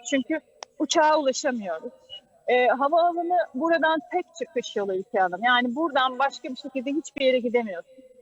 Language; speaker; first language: Turkish; native; Turkish